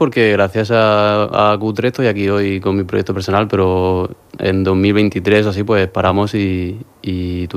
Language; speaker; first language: Spanish; native; Spanish